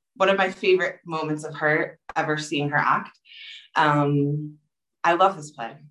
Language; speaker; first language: English; native; English